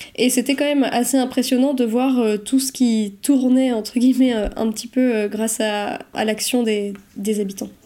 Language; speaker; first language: French; native; French